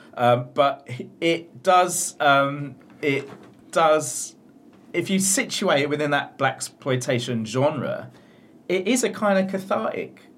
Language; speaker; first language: English; native; English